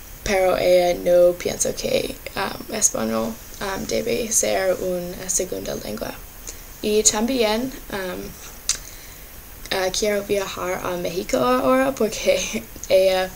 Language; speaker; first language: Spanish; non-native, learner; English